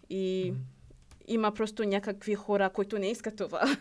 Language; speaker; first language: Bulgarian; non-native, learner; Rundi